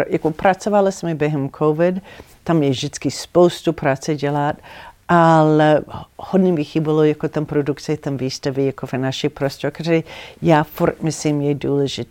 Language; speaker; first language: Czech; non-native, fluent; English